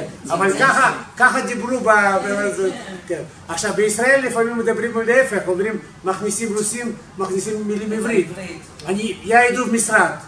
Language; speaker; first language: Hebrew; non-native, fluent; Russian